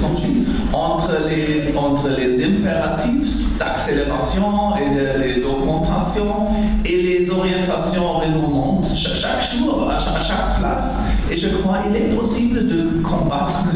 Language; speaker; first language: French; non-native, learner; German